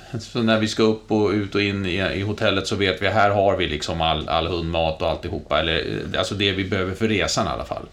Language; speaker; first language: Swedish; native; Swedish